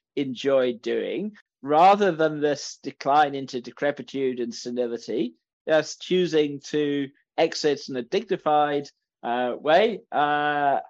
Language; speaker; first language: English; native; English